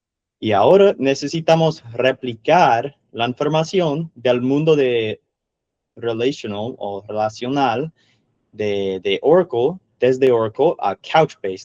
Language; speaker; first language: Spanish; non-native, learner; English